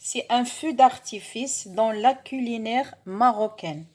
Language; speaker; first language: French; non-native, local second language; Arabic